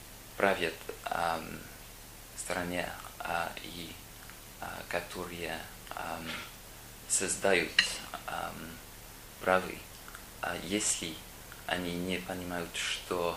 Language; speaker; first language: Russian; non-native, learner; English